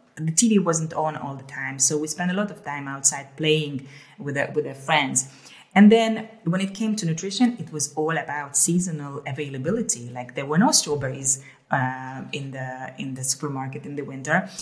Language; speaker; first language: English; early bilingual, other home language; Hungarian